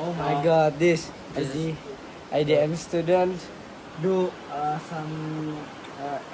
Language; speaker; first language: English; non-native, learner; Indonesian